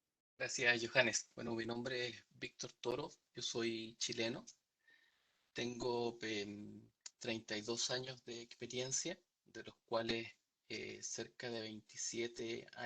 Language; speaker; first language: Spanish; native; Spanish